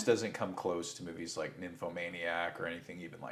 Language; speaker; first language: English; native; English